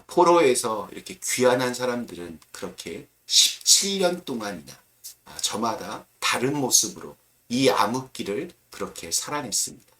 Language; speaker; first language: Korean; native; Korean